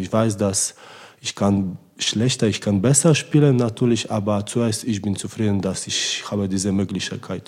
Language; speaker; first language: German; non-native, learner; Polish